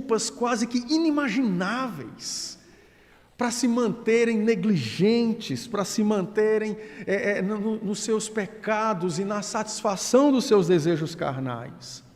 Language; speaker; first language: Portuguese; native; Portuguese